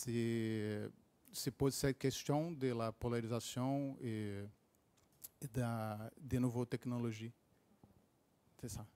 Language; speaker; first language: French; non-native, learner; Portuguese